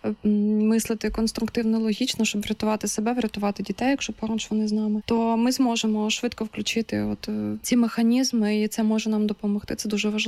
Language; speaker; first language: Ukrainian; native; Ukrainian